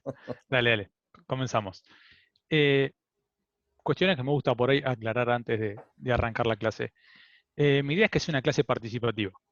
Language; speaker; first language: Spanish; native; Spanish